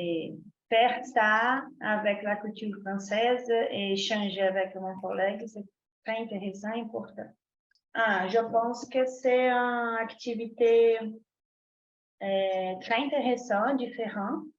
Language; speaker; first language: French; non-native, learner; Portuguese